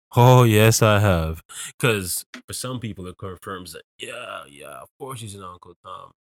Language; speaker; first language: English; early bilingual, other home language; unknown